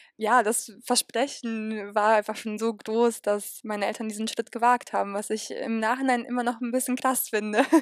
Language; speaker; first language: German; early bilingual, other home language; Polish